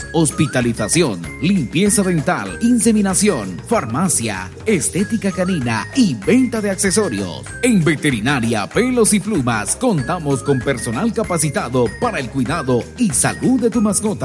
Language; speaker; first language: Spanish; native; Spanish